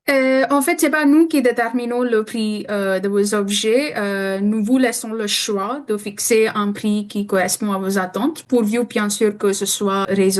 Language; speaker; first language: French; non-native, fluent; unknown